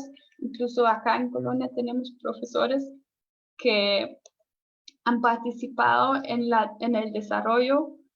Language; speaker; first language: Spanish; non-native, fluent; German